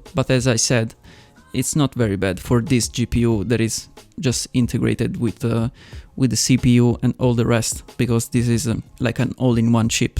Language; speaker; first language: English; non-native, fluent; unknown